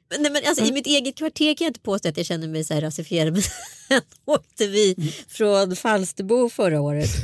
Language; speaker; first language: Swedish; early bilingual, other home language; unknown